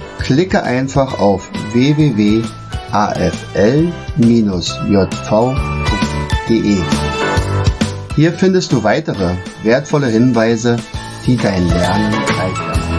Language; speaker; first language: German; native; German